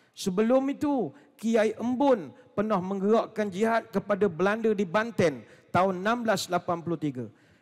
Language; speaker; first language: Malay; native; Malay